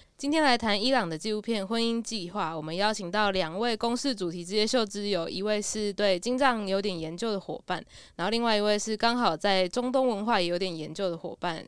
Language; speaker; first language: Chinese; native; Chinese